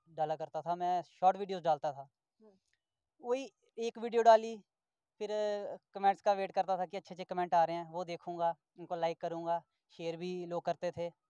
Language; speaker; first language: Hindi; native; Hindi